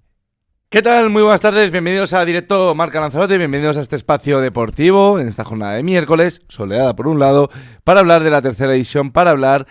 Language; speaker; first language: Spanish; native; Spanish